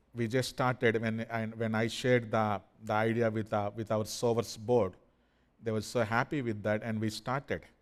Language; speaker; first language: English; non-native, fluent; Telugu